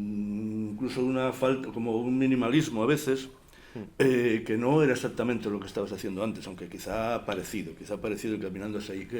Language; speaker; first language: Spanish; native; Spanish